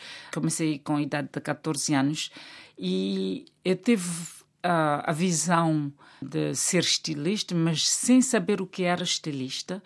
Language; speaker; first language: Portuguese; non-native, local second language; Kabuverdianu